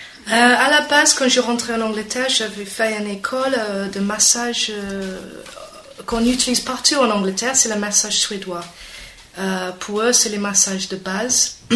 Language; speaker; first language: French; non-native, fluent; English